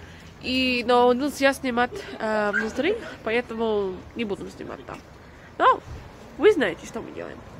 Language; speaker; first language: Russian; non-native, fluent; English